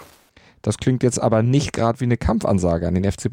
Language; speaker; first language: German; native; German